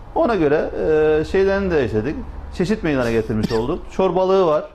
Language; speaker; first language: Turkish; native; Turkish